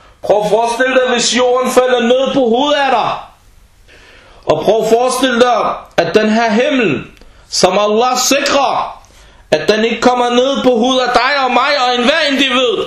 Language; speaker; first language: Danish; early bilingual, other home language; Arabic